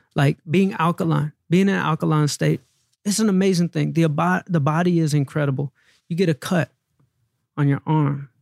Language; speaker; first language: English; native; English